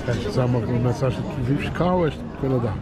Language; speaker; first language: Portuguese; native; Portuguese